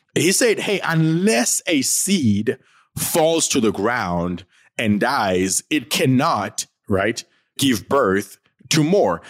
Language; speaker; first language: English; non-native, local second language; North Ndebele